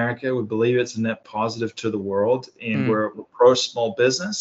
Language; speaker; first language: English; native; English